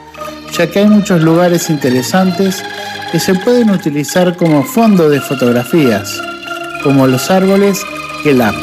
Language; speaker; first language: Spanish; non-native, fluent; Indonesian